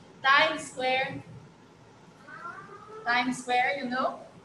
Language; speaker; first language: English; non-native, fluent; Portuguese